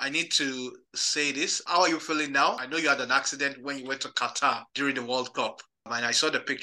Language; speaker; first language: English; non-native, local second language; Yoruba